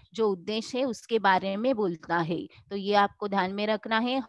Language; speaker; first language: Hindi; non-native, local second language; Marathi